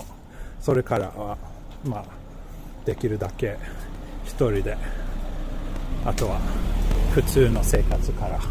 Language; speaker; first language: Japanese; non-native, learner; Swedish